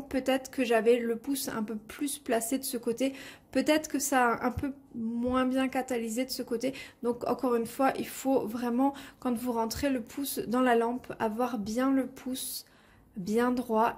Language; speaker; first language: French; native; French